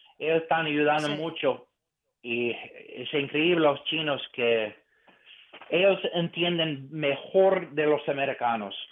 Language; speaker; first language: Spanish; early bilingual, heritage; English